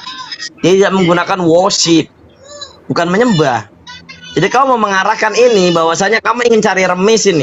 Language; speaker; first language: Indonesian; native; Indonesian